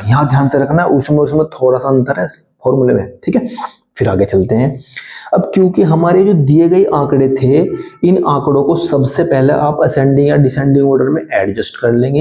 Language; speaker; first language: Hindi; native; Hindi